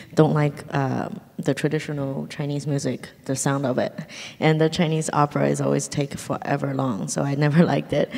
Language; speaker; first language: English; early bilingual, other home language; Chinese